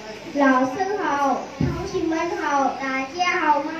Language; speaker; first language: Chinese; non-native, learner; Khmer